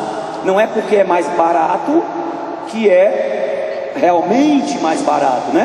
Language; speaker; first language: Portuguese; native; Portuguese